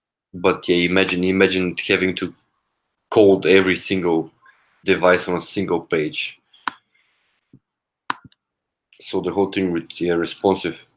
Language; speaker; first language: English; non-native, fluent; Korean